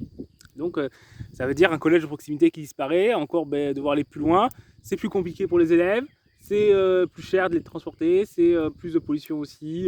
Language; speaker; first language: French; native; French